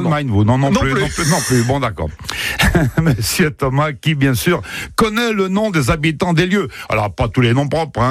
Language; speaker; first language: French; native; French